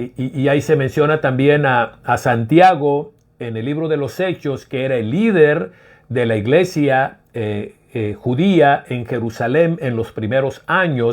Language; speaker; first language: Spanish; native; Spanish